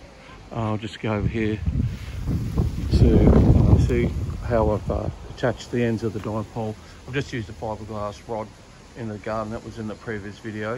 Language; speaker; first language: English; native; English